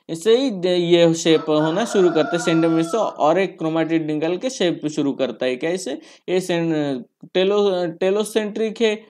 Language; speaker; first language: Hindi; non-native, local second language; Bangla